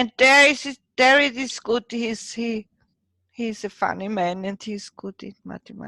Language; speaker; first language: English; non-native, fluent; German